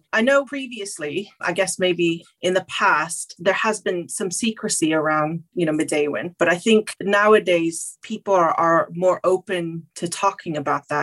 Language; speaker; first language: English; native; English